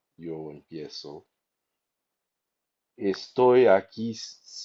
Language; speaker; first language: Spanish; non-native, fluent; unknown